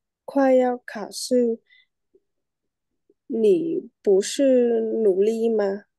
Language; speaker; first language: Chinese; non-native, learner; Vietnamese